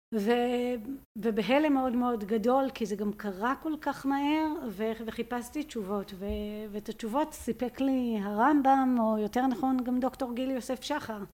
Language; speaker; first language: Hebrew; native; Hebrew